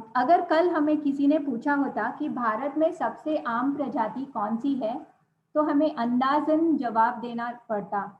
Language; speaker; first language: Hindi; non-native, local second language; Gujarati